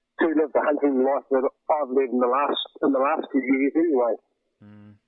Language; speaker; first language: English; native; English